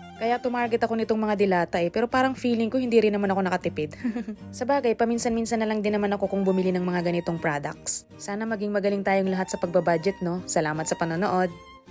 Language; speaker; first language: Filipino; native; Filipino